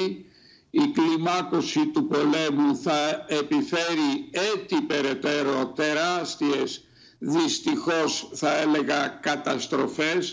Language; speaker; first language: Greek; native; Greek